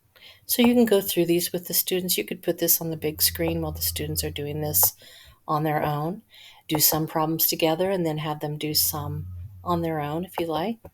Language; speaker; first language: English; native; English